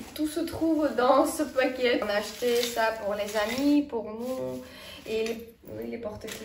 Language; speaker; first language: French; non-native, fluent; Estonian